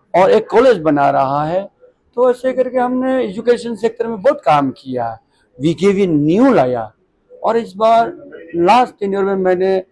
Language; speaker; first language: Hindi; non-native, local second language; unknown